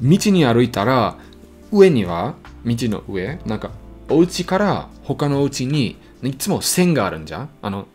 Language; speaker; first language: Japanese; non-native, learner; German